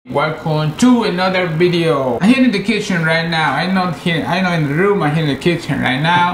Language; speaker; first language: English; non-native, learner; Spanish